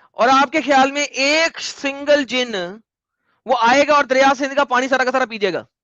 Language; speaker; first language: Urdu; native; Urdu